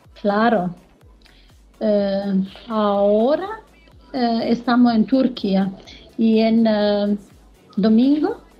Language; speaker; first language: Spanish; non-native, learner; German